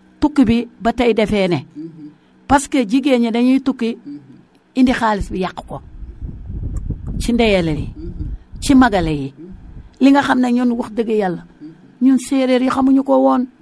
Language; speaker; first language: Wolof; non-native, local second language; Serer